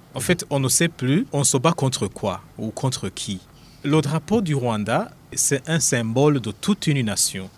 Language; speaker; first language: French; non-native, local second language; Rundi